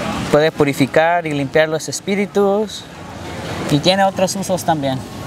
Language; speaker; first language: Spanish; early bilingual, heritage; Spanish